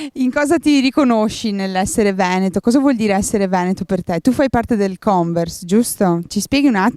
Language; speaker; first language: Italian; native; Italian